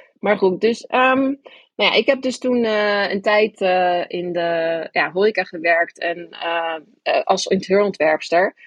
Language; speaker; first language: Dutch; early bilingual, other home language; English